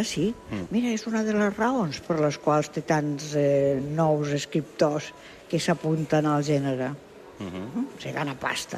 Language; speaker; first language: Catalan; non-native, local second language; Spanish